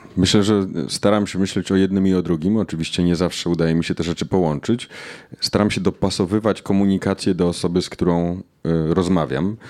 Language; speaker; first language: Polish; native; Polish